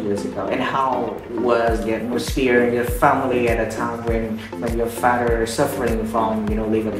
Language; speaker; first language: English; non-native, fluent; Vietnamese